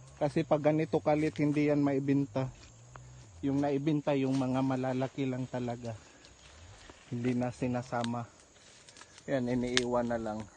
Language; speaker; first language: Filipino; non-native, local second language; Cebuano